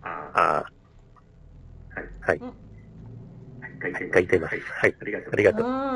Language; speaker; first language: Japanese; non-native, learner; Spanish